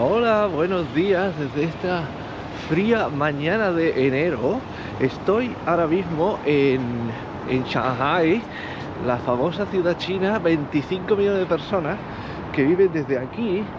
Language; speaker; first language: Spanish; native; Spanish